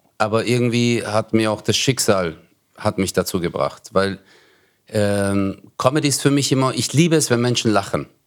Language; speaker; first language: German; early bilingual, other home language; Turkish